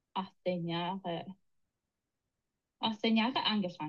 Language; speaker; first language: German; non-native, learner; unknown